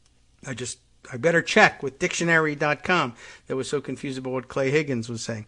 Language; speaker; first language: English; native; English